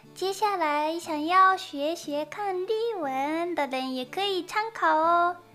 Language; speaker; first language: Chinese; non-native, fluent; Japanese